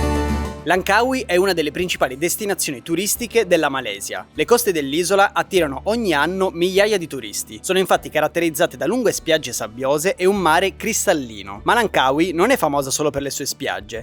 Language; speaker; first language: Italian; native; Italian